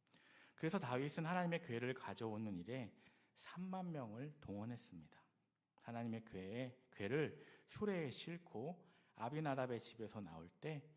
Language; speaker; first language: Korean; native; Korean